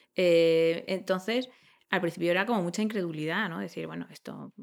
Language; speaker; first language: Spanish; native; Spanish